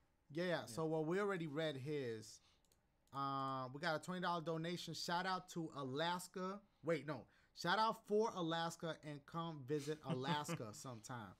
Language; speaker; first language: English; early bilingual, other home language; Spanish